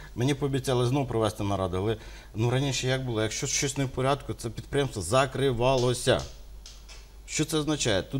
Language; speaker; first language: Ukrainian; native; Ukrainian